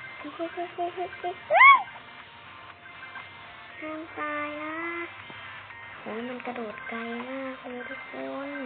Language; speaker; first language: Thai; native; Thai